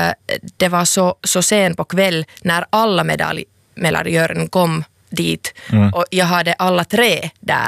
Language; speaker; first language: Swedish; non-native, local second language; Finnish